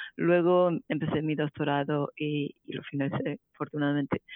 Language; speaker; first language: Spanish; native; Spanish